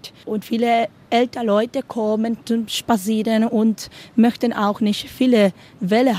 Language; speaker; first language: German; non-native, learner; Spanish